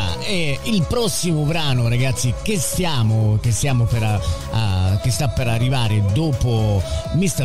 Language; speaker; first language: Italian; native; Italian